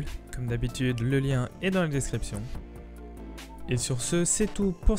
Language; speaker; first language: French; native; French